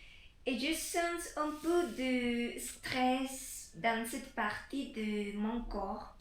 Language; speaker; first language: French; non-native, learner; Spanish